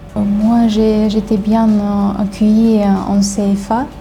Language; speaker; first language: French; non-native, learner; Ukrainian